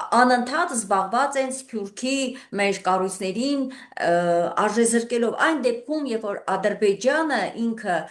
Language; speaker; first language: Armenian; native; Armenian